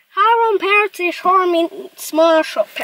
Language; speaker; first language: Hungarian; early bilingual, heritage; Hungarian